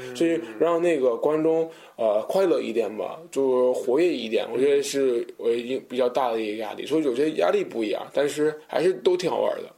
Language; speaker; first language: Chinese; non-native, fluent; English